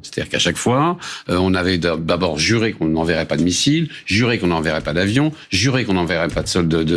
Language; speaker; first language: French; native; French